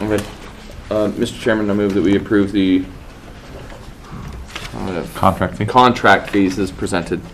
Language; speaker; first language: English; native; English